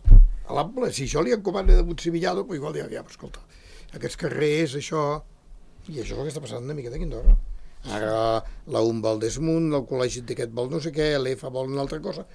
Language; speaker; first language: Catalan; native; Catalan